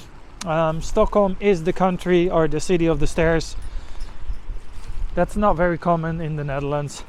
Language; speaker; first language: English; non-native, fluent; Dutch